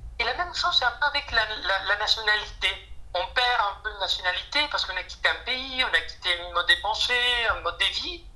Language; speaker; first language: French; non-native, fluent; Spanish